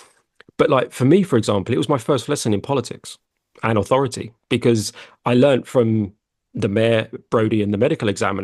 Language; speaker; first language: English; native; English